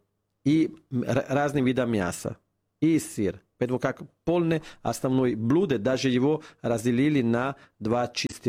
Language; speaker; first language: Russian; non-native, fluent; Italian